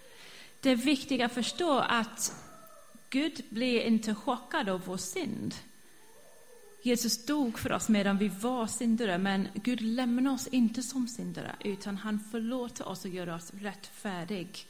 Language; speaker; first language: Swedish; non-native, fluent; English